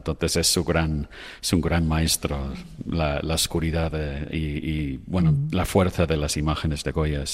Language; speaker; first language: Spanish; non-native, fluent; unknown